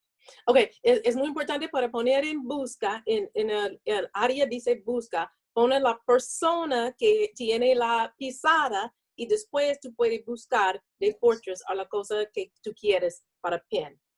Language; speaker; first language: Spanish; non-native, learner; English